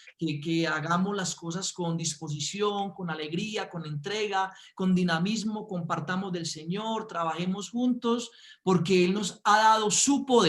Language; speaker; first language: Spanish; native; Spanish